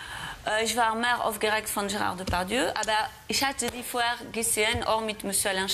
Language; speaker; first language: German; non-native, fluent; French